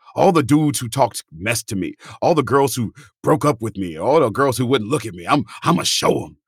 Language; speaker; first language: English; native; English